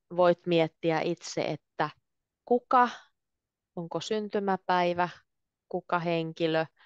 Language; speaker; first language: Finnish; native; Finnish